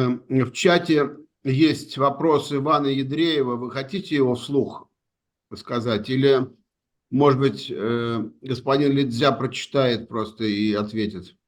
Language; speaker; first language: Russian; native; Russian